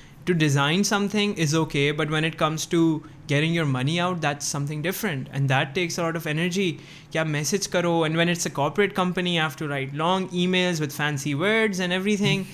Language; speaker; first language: English; early bilingual, other home language; Urdu